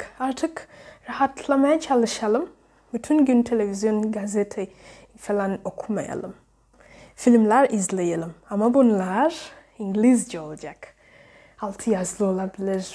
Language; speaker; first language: Turkish; non-native, learner; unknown